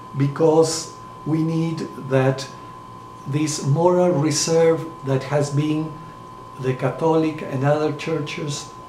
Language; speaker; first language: English; non-native, fluent; Spanish